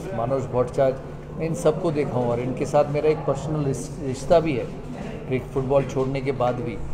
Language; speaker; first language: Hindi; non-native, local second language; Bangla